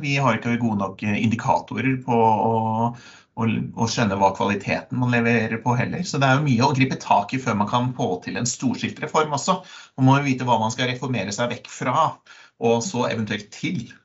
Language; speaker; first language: Norwegian; native; Norwegian